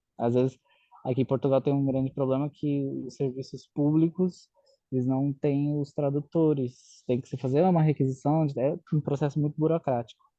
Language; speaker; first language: Portuguese; native; Portuguese